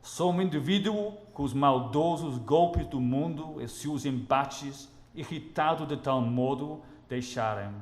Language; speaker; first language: Portuguese; non-native, fluent; English